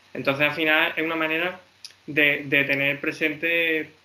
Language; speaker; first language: Spanish; native; Spanish